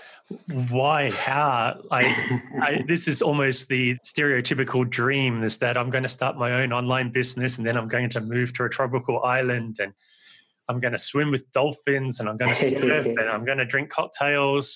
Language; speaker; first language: English; native; English